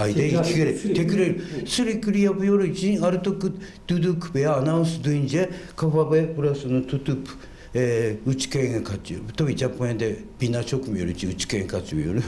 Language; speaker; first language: Turkish; non-native, fluent; Japanese